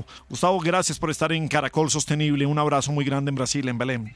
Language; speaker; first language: Spanish; native; Spanish